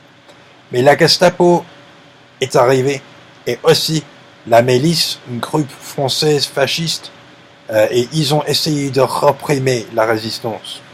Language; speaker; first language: French; non-native, learner; English